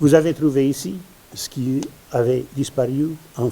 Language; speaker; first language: French; non-native, learner; Portuguese